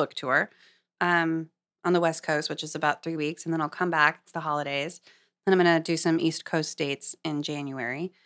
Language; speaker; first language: English; native; English